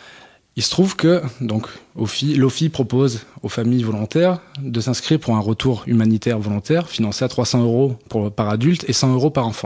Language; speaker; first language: French; native; French